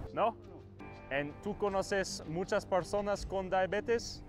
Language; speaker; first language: Spanish; non-native, learner; English